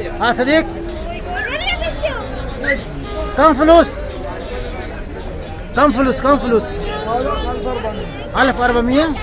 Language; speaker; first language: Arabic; non-native, learner; Urdu